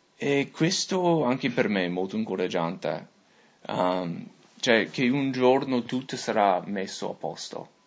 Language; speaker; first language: Italian; non-native, fluent; English